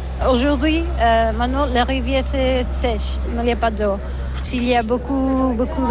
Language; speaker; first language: French; non-native, learner; Catalan